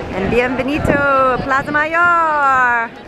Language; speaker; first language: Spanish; non-native, learner; English